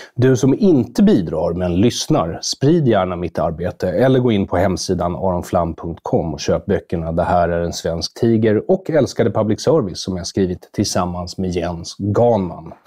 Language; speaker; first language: Swedish; native; Swedish